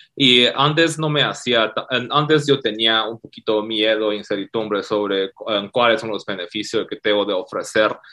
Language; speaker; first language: Spanish; non-native, fluent; Chinese